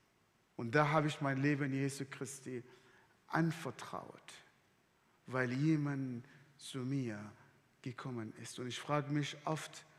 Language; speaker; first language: German; non-native, fluent; Arabic